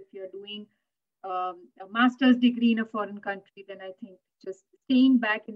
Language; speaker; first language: English; non-native, local second language; Gujarati